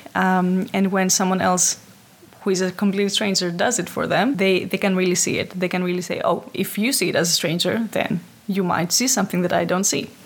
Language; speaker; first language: English; non-native, fluent; Greek